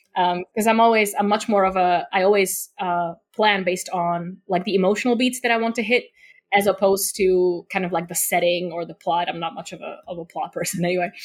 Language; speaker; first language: English; non-native, fluent; Slovak